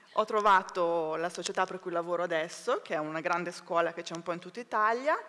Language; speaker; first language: Italian; native; Italian